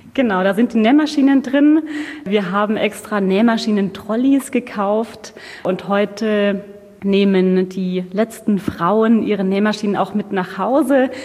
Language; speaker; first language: German; native; German